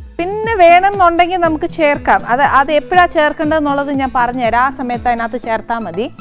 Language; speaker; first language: Malayalam; native; Malayalam